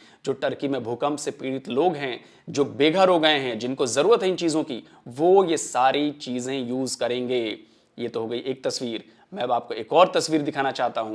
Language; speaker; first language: Hindi; native; Hindi